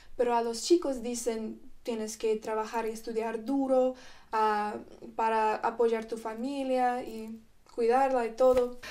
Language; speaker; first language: Spanish; non-native, fluent; Russian